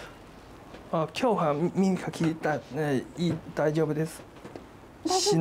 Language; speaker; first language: Japanese; non-native, learner; Chinese